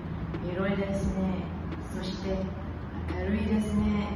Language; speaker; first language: Japanese; non-native, learner; Malay